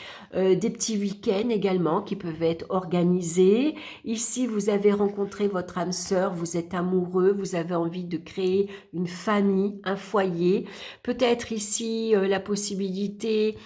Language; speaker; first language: French; native; French